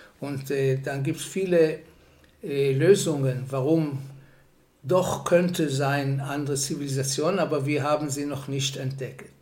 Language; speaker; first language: German; non-native, fluent; Hebrew